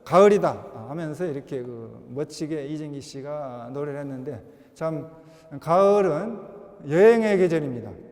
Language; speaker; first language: Korean; native; Korean